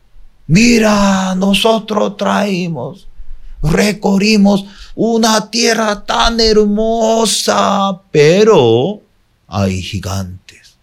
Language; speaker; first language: Spanish; non-native, fluent; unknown